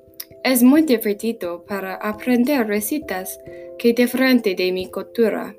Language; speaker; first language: Spanish; non-native, learner; English